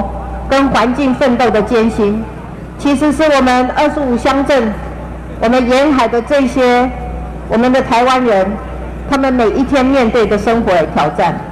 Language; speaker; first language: Chinese; native; Chinese